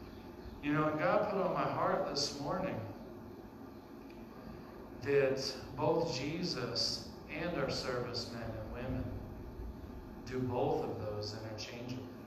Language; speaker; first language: English; native; English